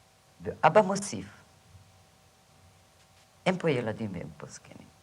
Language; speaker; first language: Hebrew; non-native, fluent; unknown